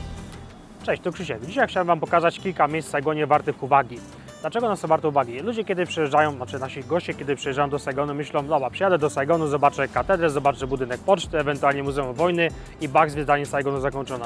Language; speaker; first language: Polish; native; Polish